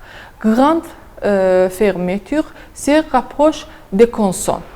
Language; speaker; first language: French; non-native, fluent; Azerbaijani